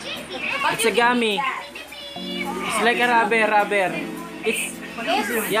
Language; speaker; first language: English; non-native, local second language; Filipino